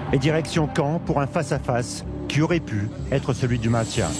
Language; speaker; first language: French; native; French